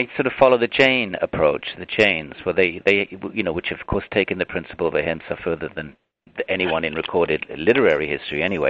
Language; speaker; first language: English; native; English